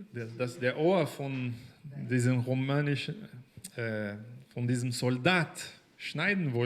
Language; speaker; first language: German; non-native, fluent; Portuguese